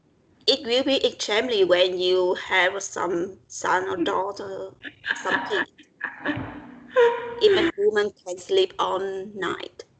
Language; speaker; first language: English; non-native, learner; Vietnamese